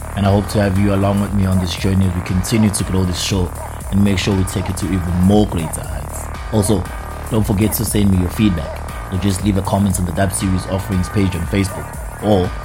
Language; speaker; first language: English; non-native, local second language; Zulu